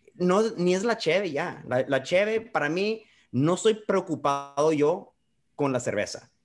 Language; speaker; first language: Spanish; early bilingual, heritage; Spanish